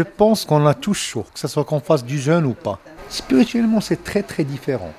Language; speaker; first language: French; non-native, local second language; Arabic